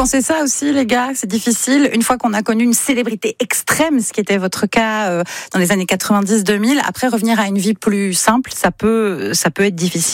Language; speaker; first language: French; native; French